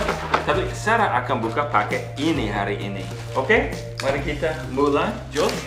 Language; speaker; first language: Indonesian; non-native, fluent; English